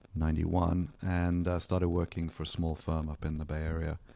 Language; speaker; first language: English; native; English